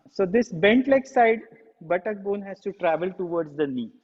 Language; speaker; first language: English; non-native, local second language; Marathi